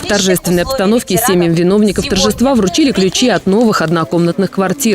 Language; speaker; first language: Russian; native; Russian